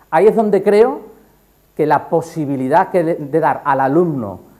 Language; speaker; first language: Spanish; native; Spanish